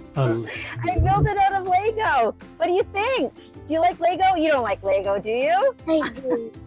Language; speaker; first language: English; native; English